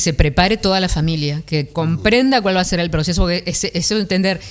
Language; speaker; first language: Spanish; native; Spanish